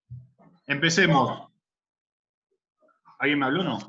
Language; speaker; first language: Spanish; native; Spanish